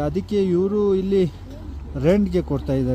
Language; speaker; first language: Kannada; non-native, local second language; Ladakhi